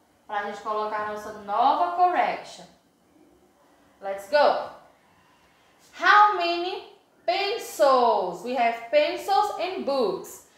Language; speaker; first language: English; non-native, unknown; Portuguese